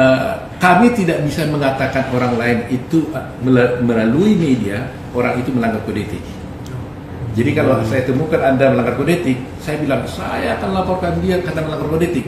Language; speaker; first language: Indonesian; native; Indonesian